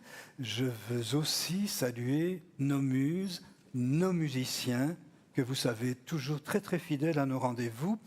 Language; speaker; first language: French; native; French